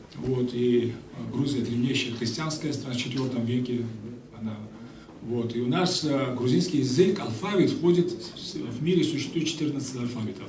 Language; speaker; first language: Russian; non-native, local second language; Georgian